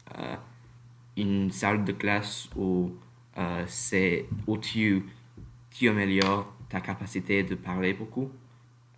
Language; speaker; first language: French; non-native, learner; English